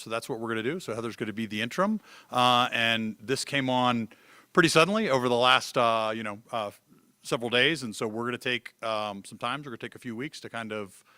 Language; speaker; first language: English; native; English